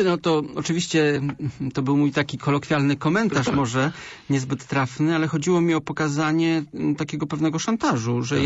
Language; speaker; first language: Polish; native; Polish